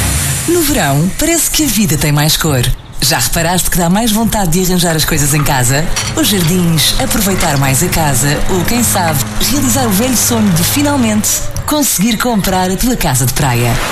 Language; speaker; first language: Portuguese; native; Portuguese